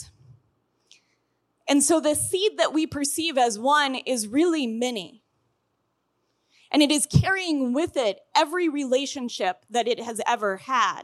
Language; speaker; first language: English; native; English